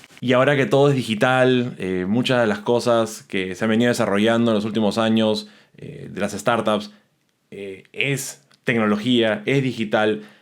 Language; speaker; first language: Spanish; native; Spanish